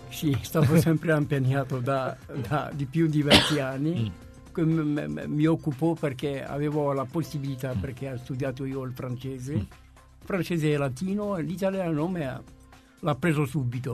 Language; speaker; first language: Italian; non-native, fluent; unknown